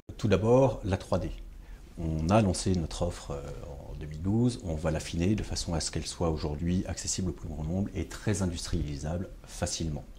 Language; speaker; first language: French; native; French